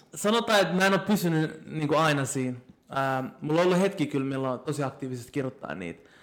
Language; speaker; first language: Finnish; native; Finnish